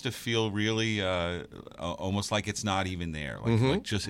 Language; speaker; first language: English; native; English